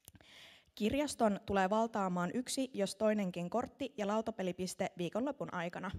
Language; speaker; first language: Finnish; native; Finnish